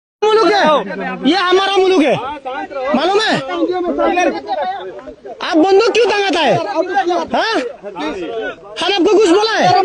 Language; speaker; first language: Hindi; non-native, learner; Bangla